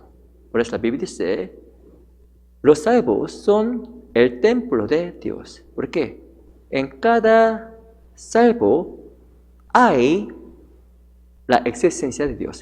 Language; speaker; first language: Spanish; non-native, fluent; Korean